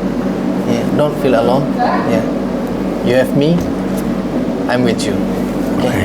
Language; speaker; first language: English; non-native, learner; Indonesian